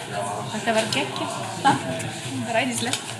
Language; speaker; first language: Icelandic; non-native, fluent; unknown